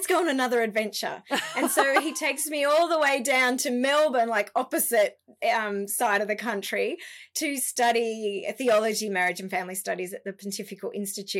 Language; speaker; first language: English; native; English